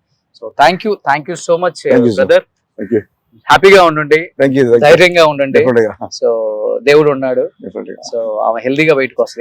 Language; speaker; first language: Telugu; native; Telugu